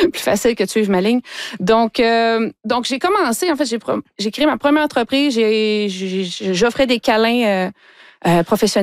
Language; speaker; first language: French; native; French